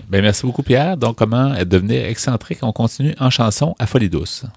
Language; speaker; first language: French; native; French